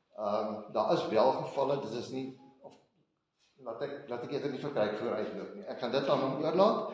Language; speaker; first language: Afrikaans; native; Afrikaans